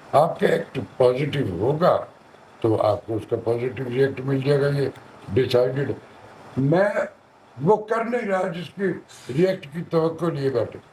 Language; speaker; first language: Urdu; non-native, local second language; Punjabi